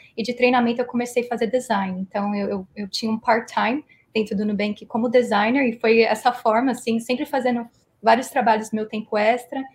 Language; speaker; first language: Portuguese; early bilingual, heritage; Portuguese